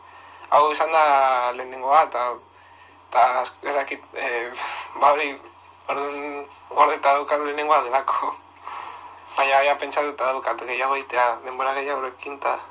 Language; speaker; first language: Basque; non-native, local second language; Spanish